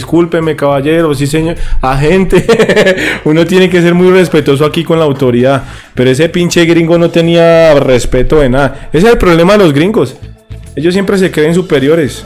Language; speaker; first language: Spanish; native; Spanish